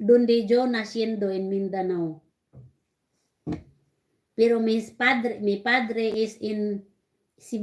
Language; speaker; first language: Spanish; non-native, learner; Cebuano